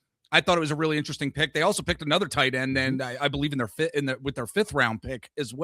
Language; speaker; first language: English; native; English